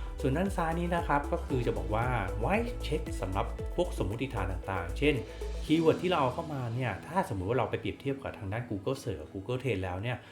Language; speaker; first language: Thai; native; Thai